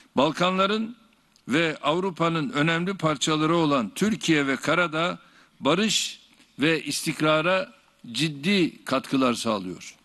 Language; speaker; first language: Turkish; native; Turkish